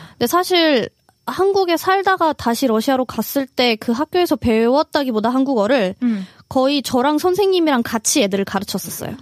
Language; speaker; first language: Korean; early bilingual, other home language; Russian